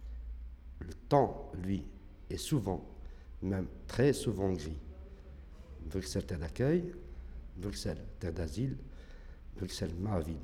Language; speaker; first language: French; early bilingual, other home language; Arabic